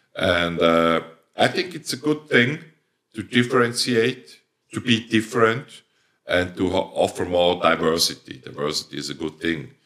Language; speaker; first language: English; non-native, fluent; German